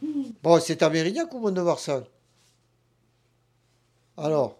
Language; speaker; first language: French; native; French